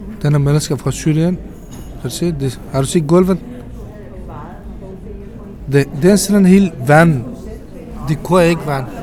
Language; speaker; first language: Danish; non-native, learner; Kurdish